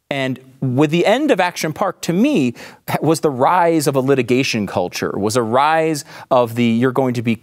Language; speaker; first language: English; native; English